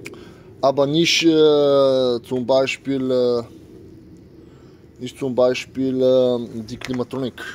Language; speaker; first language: German; non-native, fluent; Bulgarian